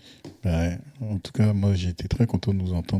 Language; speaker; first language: French; native; French